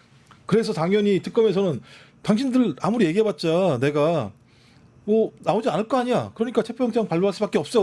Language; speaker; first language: Korean; native; Korean